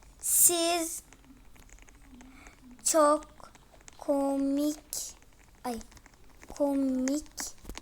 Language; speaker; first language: Turkish; early bilingual, heritage; Turkish